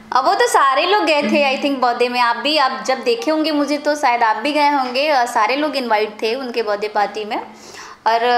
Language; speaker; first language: Hindi; native; Hindi